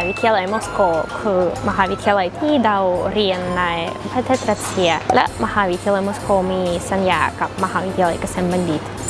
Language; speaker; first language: Thai; non-native, learner; Russian